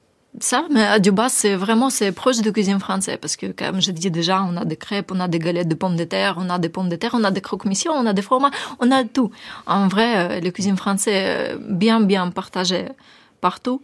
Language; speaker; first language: French; non-native, learner; Ukrainian